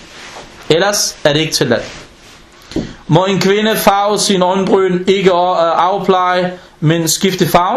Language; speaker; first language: Danish; non-native, fluent; Arabic